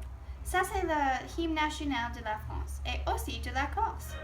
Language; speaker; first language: French; non-native, learner; English